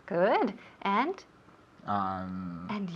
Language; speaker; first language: English; non-native, fluent; Spanish